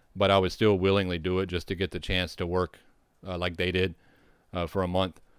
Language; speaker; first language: English; native; English